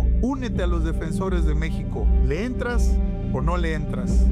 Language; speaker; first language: Spanish; native; Spanish